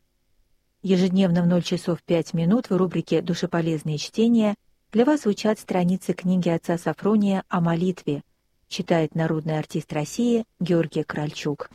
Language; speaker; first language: Russian; native; Russian